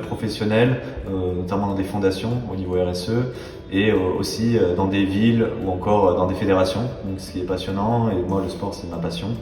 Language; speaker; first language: French; native; French